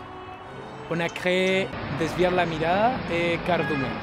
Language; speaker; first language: French; non-native, fluent; Spanish